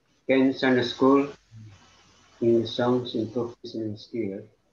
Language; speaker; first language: English; non-native, fluent; Indonesian